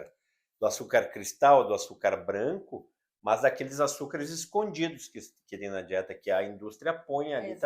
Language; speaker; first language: Portuguese; native; Portuguese